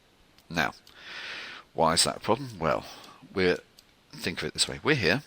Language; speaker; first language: English; native; English